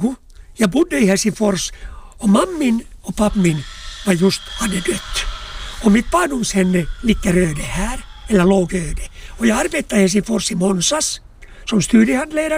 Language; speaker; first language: Swedish; non-native, local second language; Finnish